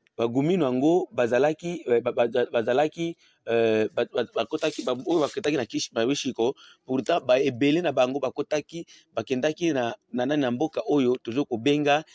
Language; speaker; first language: Lingala; non-native, local second language; Swahili